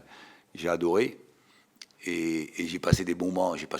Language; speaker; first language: French; native; French